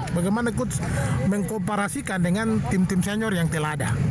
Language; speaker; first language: Indonesian; native; Indonesian